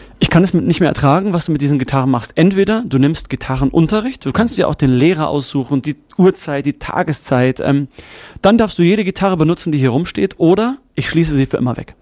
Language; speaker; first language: German; native; German